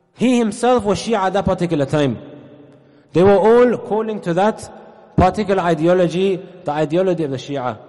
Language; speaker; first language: English; native; English